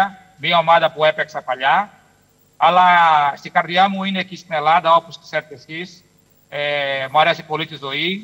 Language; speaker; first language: Greek; non-native, fluent; Portuguese